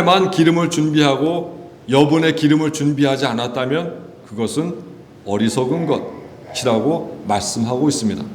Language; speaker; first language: Korean; native; Korean